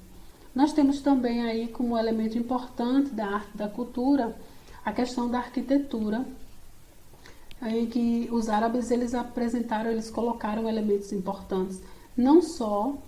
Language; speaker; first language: Portuguese; native; Portuguese